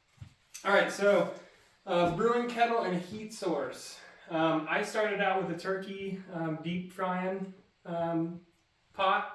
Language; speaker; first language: English; native; English